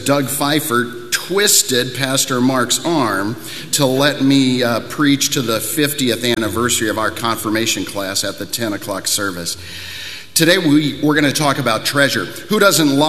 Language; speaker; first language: English; native; English